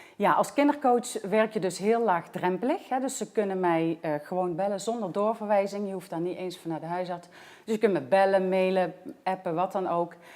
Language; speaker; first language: Dutch; native; Dutch